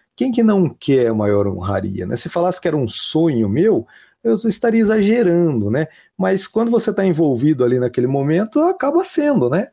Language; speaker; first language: Portuguese; native; Portuguese